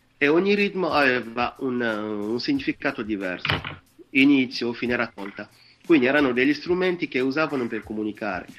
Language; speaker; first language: Italian; non-native, fluent; Wolof